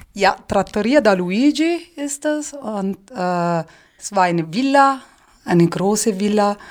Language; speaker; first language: German; non-native, fluent; Italian